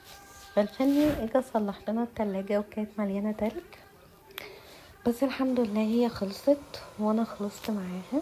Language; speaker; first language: Arabic; native; Arabic